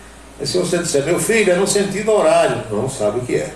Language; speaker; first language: Portuguese; native; Portuguese